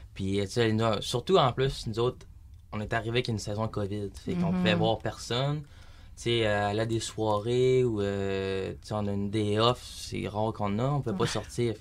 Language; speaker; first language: French; native; French